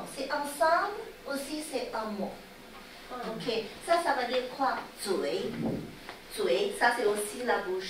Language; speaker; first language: French; non-native, learner; Chinese